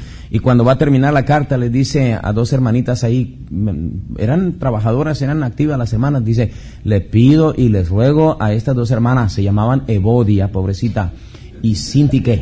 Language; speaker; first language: Spanish; native; Spanish